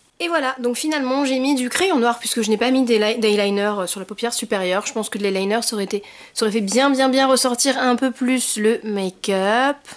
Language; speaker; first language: French; native; French